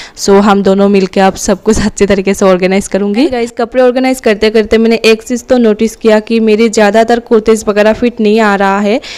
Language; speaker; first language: Hindi; non-native, local second language; Assamese